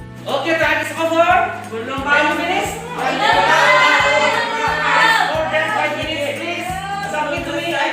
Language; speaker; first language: English; non-native, learner; Indonesian